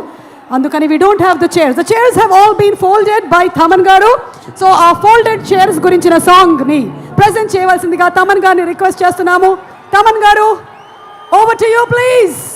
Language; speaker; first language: Telugu; native; Telugu